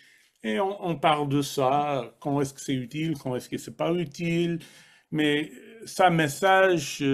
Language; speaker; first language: French; non-native, fluent; English